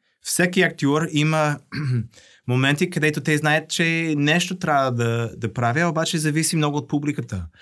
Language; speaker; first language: Bulgarian; non-native, fluent; English